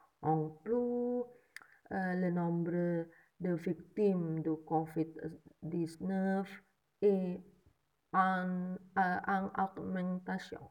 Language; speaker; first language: French; non-native, learner; Indonesian